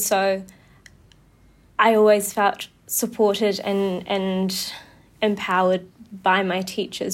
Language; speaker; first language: English; native; English